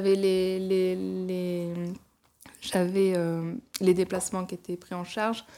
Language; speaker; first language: French; native; French